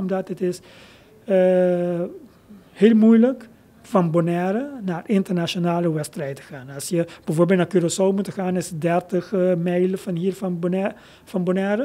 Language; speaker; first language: Dutch; non-native, local second language; Papiamento